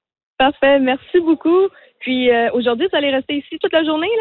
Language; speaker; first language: French; native; French